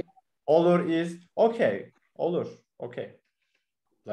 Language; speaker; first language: English; non-native, learner; Turkish